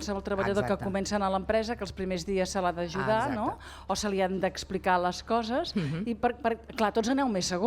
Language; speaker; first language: Catalan; native; Catalan